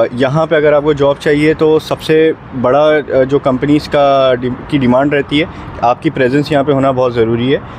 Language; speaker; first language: Urdu; native; Urdu